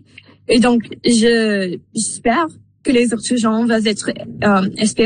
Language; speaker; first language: French; non-native, local second language; English